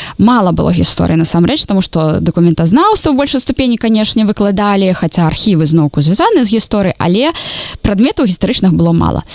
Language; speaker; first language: Belarusian; native; Belarusian